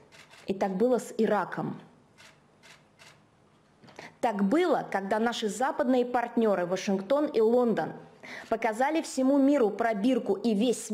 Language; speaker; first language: Russian; native; Russian